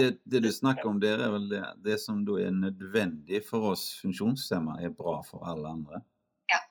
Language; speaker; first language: Norwegian; native; Norwegian